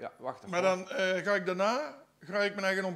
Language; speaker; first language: Dutch; native; Dutch